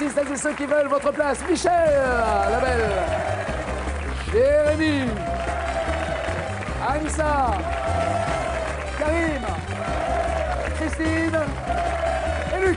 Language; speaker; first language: French; native; French